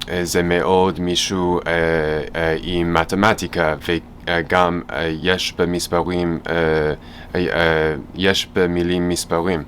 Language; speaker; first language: Hebrew; non-native, learner; English